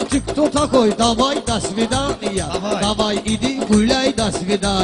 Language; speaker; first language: Russian; non-native, learner; Talysh